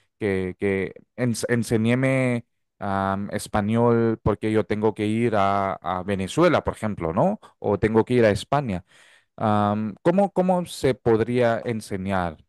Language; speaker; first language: Spanish; non-native, fluent; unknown